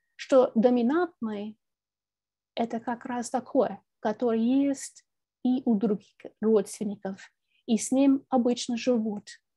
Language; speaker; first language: Russian; non-native, fluent; English